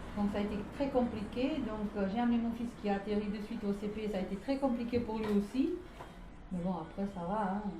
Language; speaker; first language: French; non-native, fluent; Portuguese